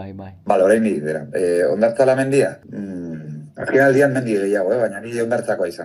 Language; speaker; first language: Basque; native; Basque